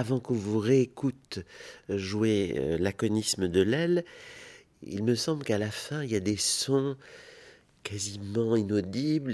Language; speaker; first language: French; native; French